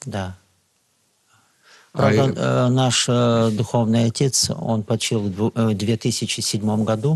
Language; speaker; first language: Russian; native; Russian